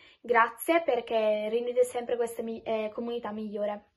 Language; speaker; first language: Italian; native; Italian